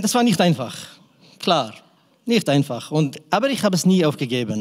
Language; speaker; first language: German; non-native, fluent; Kurdish